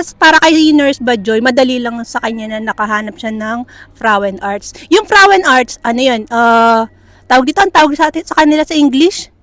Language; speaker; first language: Filipino; native; Filipino